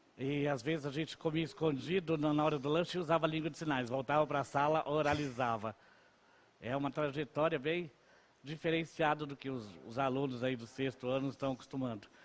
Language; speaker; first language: Portuguese; non-native, local second language; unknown